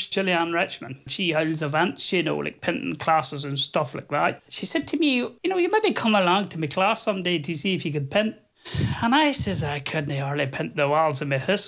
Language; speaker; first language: English; native; English